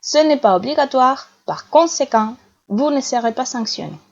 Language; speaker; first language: French; non-native, fluent; Spanish